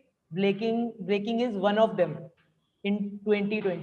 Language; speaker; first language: English; non-native, local second language; Hindi